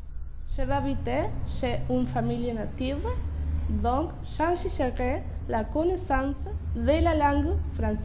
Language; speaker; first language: French; non-native, learner; Spanish